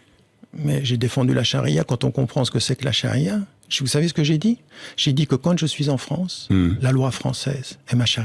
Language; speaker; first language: French; early bilingual, other home language; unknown